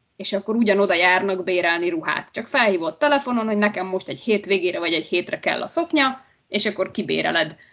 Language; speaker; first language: Hungarian; native; Hungarian